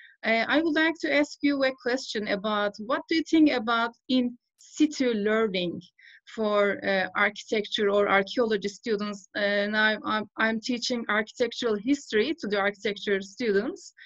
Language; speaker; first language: English; non-native, fluent; Turkish